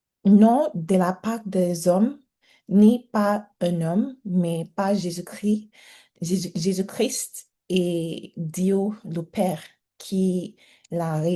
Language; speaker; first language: French; non-native, learner; English